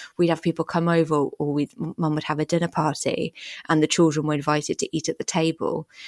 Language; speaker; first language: English; early bilingual, other home language; French